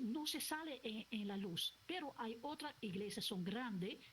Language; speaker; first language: Spanish; non-native, local second language; Papiamento